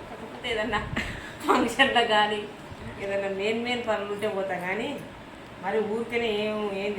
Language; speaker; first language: Telugu; native; Telugu